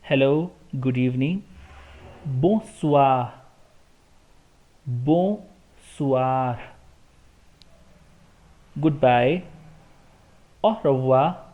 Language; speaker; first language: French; non-native, fluent; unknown